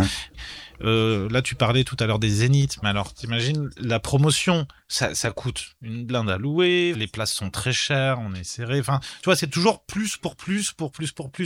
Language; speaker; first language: French; native; French